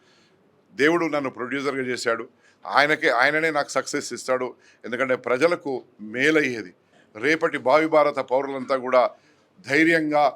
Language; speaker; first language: Telugu; native; Telugu